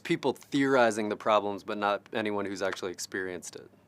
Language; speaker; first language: English; native; English